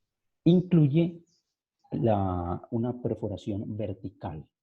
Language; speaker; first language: Spanish; native; Spanish